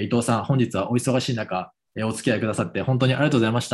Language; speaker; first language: Japanese; native; Japanese